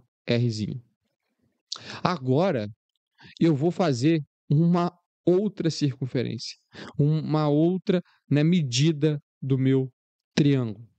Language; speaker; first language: Portuguese; native; Portuguese